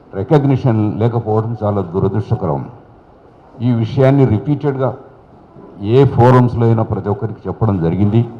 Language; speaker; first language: Telugu; non-native, local second language; Lambadi